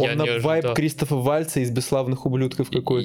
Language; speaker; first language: Russian; native; Russian